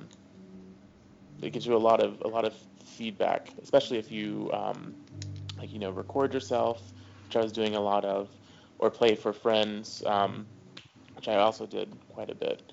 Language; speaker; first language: English; native; English